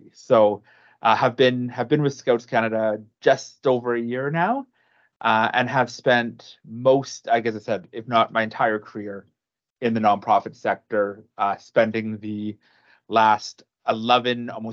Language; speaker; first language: English; native; English